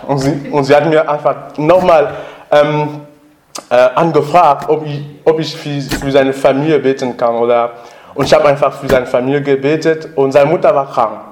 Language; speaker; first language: German; non-native, learner; French